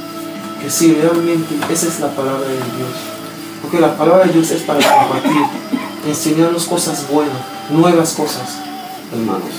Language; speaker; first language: Spanish; non-native, learner; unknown